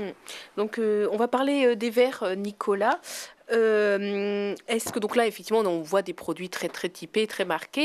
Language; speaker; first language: French; native; French